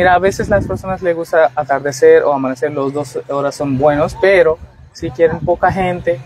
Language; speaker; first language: Spanish; non-native, learner; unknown